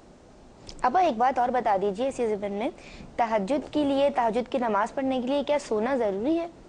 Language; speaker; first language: Urdu; native; Urdu